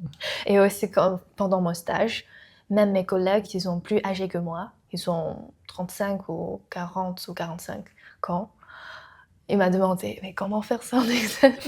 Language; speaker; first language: French; non-native, learner; Chinese